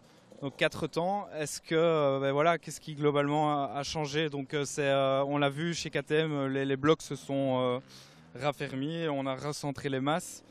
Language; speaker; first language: French; native; French